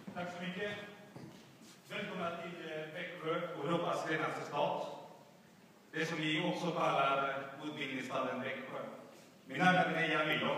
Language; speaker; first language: Swedish; non-native, fluent; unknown